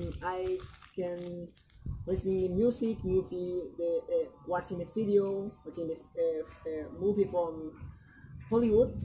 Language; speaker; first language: English; non-native, learner; Indonesian